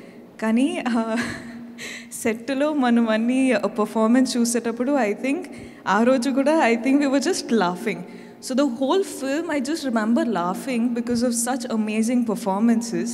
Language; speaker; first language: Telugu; non-native, fluent; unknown